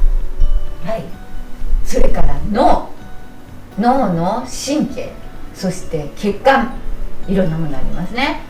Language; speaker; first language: Japanese; native; Japanese